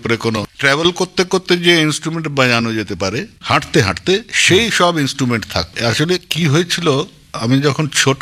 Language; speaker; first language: Bangla; non-native, local second language; Punjabi